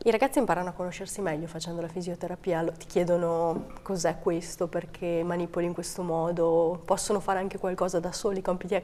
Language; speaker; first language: Italian; native; Italian